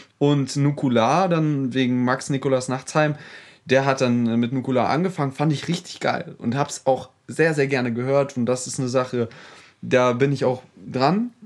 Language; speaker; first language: German; early bilingual, other home language; Russian